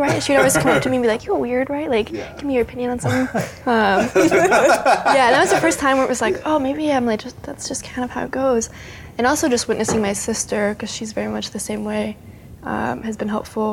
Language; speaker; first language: English; early bilingual, other home language; Spanish